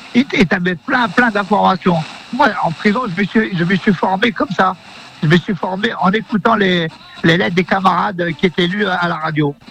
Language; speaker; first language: French; native; French